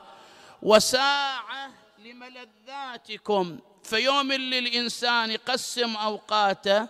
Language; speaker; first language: Arabic; native; Arabic